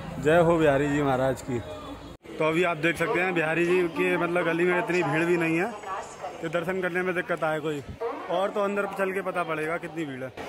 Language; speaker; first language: Hindi; native; Hindi